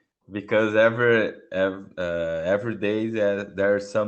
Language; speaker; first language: English; non-native, learner; Portuguese